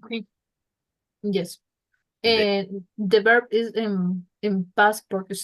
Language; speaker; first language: English; non-native, learner; Spanish